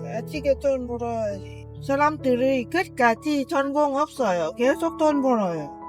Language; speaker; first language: Korean; non-native, learner; Lao